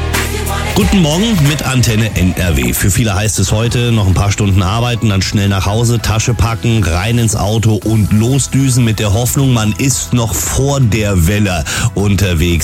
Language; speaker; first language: German; native; German